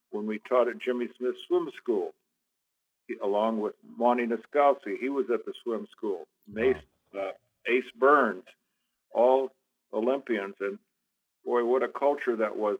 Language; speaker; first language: English; native; English